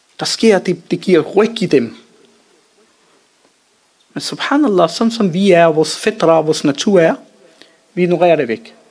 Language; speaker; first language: Danish; early bilingual, other home language; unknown